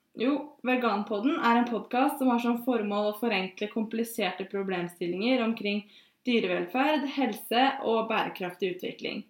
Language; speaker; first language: Norwegian; native; Norwegian